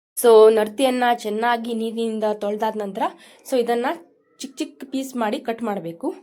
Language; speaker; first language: Kannada; non-native, local second language; Konkani